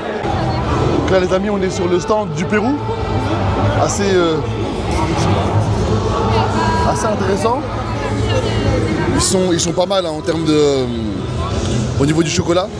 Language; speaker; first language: French; native; French